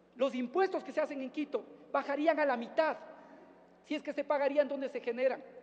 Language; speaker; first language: Spanish; native; Spanish